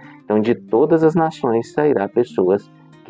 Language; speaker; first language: Portuguese; native; Portuguese